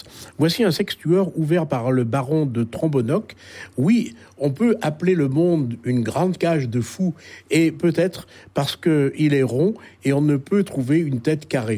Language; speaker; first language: French; native; French